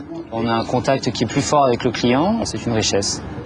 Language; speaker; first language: French; native; French